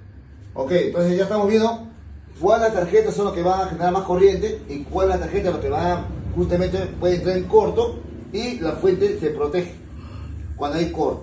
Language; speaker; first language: Spanish; native; Spanish